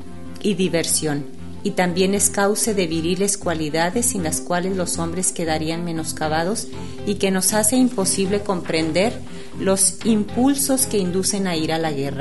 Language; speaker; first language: Spanish; native; Spanish